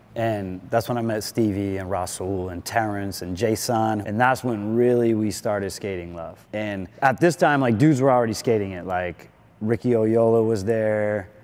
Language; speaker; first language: English; native; English